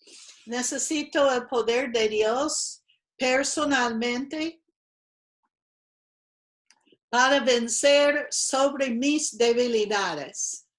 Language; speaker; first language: Spanish; non-native, fluent; English